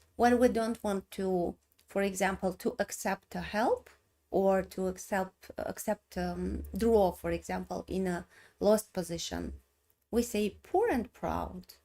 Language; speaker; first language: English; non-native, learner; Armenian